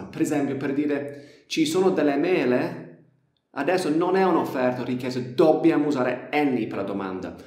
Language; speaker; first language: Italian; non-native, fluent; English